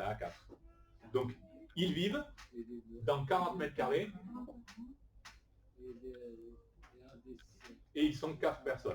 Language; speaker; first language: French; native; French